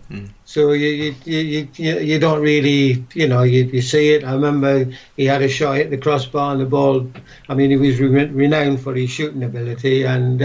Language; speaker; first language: English; native; English